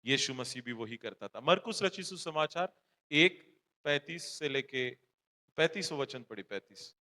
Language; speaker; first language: Hindi; non-native, local second language; Marathi